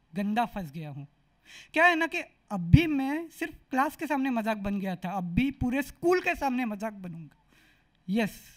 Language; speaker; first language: Hindi; non-native, local second language; Marathi